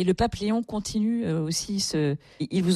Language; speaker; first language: French; native; French